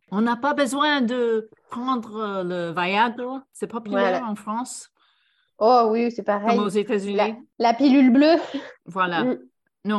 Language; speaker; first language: French; non-native, fluent; English